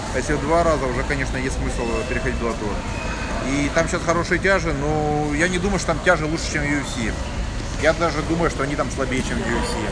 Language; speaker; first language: Russian; native; Russian